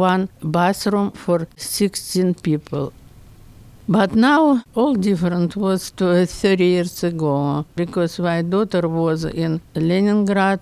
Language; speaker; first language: English; non-native, learner; Russian